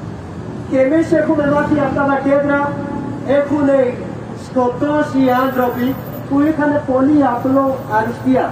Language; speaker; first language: Greek; non-native, fluent; Urdu